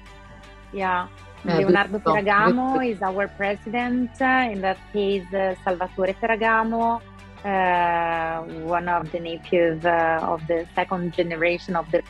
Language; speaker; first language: English; non-native, local second language; Italian